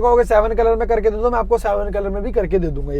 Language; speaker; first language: Hindi; native; Hindi